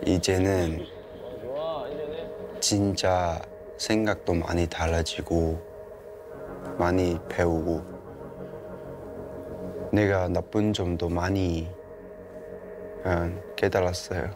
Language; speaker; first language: Korean; non-native, fluent; Cantonese